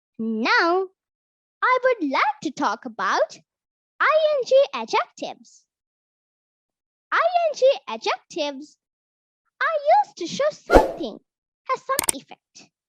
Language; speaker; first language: English; non-native, local second language; Sinhala